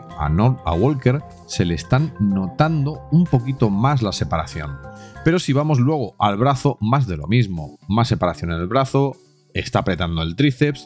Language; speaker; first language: Spanish; native; Spanish